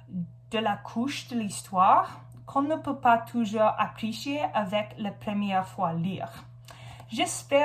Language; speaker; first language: French; non-native, learner; English